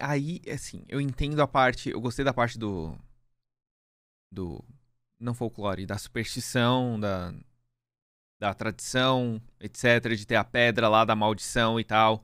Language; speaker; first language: Portuguese; native; Portuguese